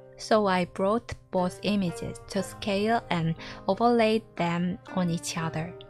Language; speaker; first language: English; non-native, fluent; Korean